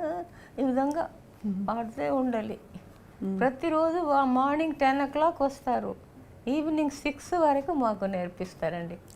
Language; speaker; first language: Telugu; non-native, fluent; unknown